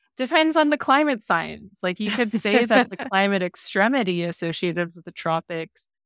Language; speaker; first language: English; non-native, local second language; Filipino